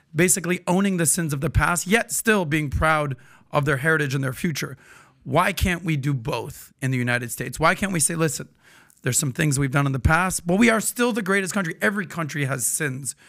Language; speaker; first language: English; native; English